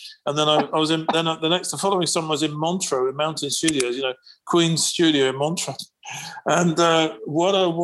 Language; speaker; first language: English; native; English